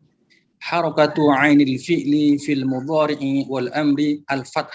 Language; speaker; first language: Arabic; non-native, learner; Indonesian